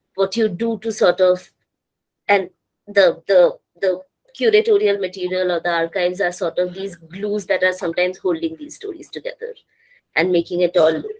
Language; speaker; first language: English; non-native, local second language; Bangla